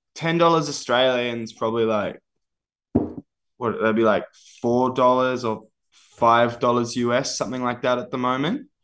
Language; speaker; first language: English; native; English